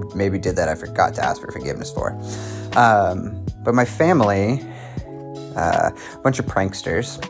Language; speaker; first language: English; native; English